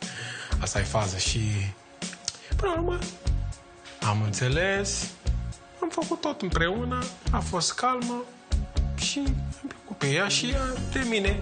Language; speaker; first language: Romanian; non-native, learner; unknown